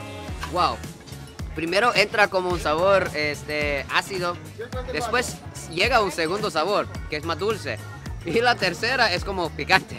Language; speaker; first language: Spanish; non-native, fluent; Japanese